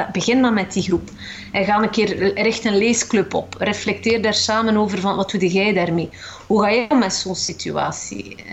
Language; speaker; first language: Dutch; early bilingual, other home language; Arabic